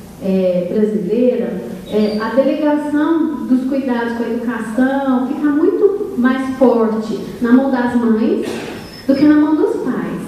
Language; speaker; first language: Portuguese; native; Portuguese